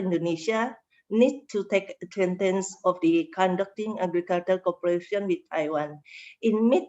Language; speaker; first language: English; non-native, learner; Indonesian